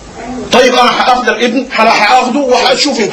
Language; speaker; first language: Arabic; native; Arabic